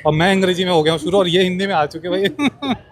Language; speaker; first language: Hindi; native; Hindi